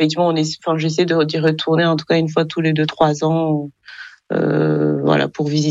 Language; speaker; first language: French; non-native, local second language; Kinyarwanda